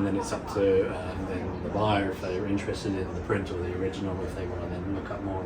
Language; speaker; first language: English; native; English